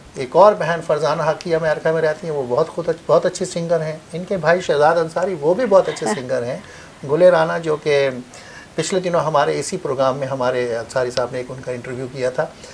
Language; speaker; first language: Urdu; native; Urdu